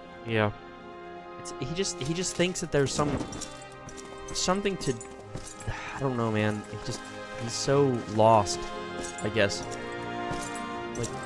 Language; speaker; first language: English; native; English